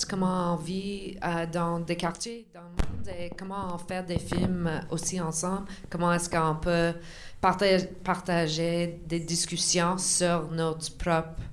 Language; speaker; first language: French; non-native, local second language; English